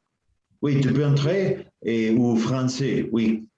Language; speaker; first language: French; non-native, learner; Spanish